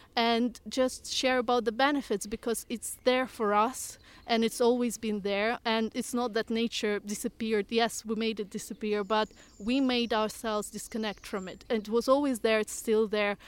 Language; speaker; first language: English; non-native, fluent; Russian